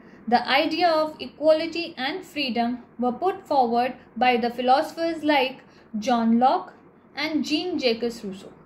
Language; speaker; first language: English; non-native, local second language; Hindi